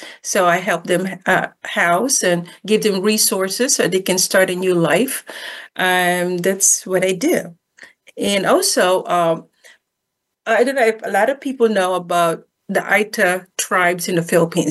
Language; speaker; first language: English; non-native, local second language; Filipino